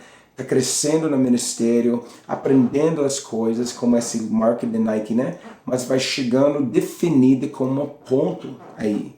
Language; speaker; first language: Portuguese; non-native, learner; English